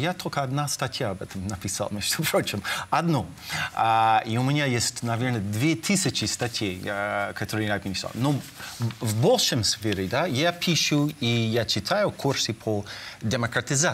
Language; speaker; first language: Russian; non-native, fluent; English